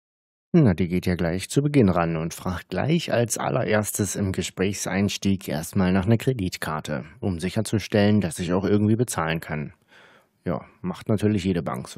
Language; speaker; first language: German; native; German